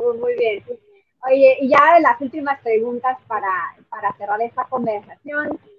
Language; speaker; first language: Spanish; native; Spanish